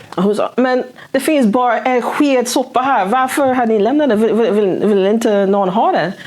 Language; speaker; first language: Swedish; non-native, fluent; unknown